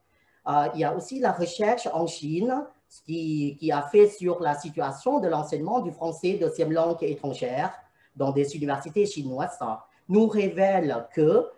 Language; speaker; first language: French; non-native, fluent; Thai